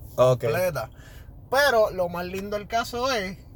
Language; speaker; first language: Spanish; native; Spanish